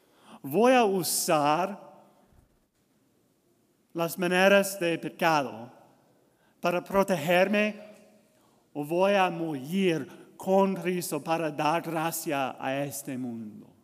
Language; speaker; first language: Spanish; non-native, learner; English